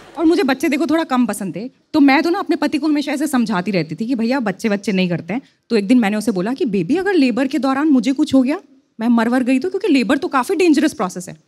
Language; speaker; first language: Hindi; native; Hindi